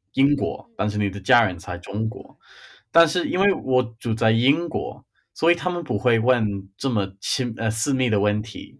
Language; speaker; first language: Chinese; non-native, fluent; English